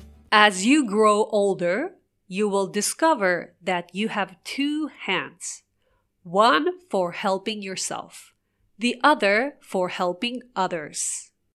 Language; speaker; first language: English; non-native, fluent; Japanese